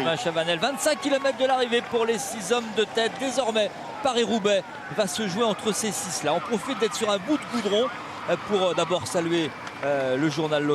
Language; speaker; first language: French; native; French